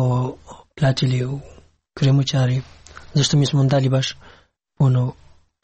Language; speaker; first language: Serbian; non-native, learner; Pashto